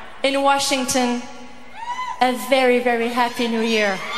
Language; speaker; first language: English; non-native, fluent; French